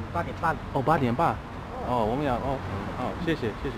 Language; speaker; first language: Chinese; non-native, fluent; English